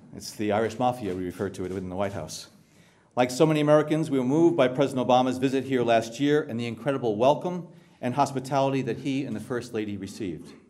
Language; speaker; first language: English; native; English